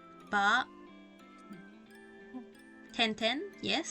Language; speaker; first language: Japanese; non-native, learner; English